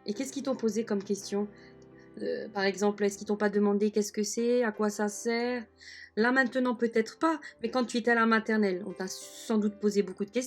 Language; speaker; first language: French; native; French